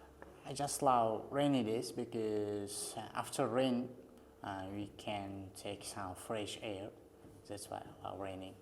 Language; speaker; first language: English; non-native, learner; Uzbek